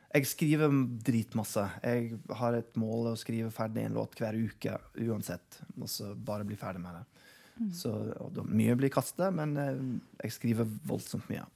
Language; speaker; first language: Norwegian; non-native, fluent; English